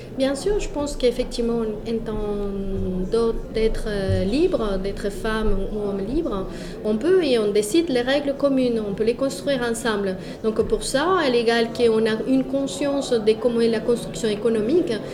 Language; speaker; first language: French; non-native, fluent; Spanish